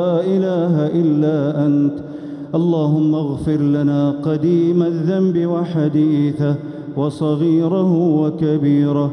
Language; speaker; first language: Arabic; native; Arabic